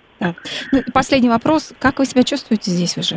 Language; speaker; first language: Russian; native; Russian